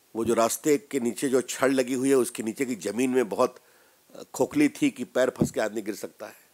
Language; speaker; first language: Hindi; native; Hindi